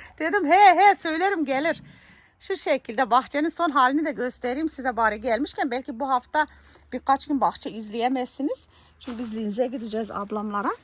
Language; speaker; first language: Turkish; native; Turkish